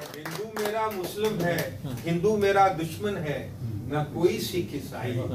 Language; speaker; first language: Urdu; non-native, local second language; Punjabi